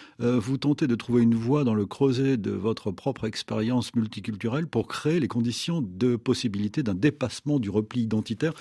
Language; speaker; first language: French; native; French